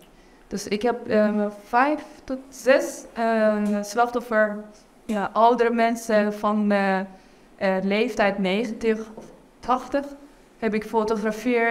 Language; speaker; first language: Dutch; non-native, learner; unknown